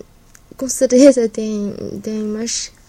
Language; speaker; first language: Portuguese; non-native, learner; Chinese